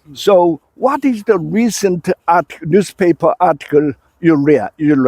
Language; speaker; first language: English; non-native, fluent; Korean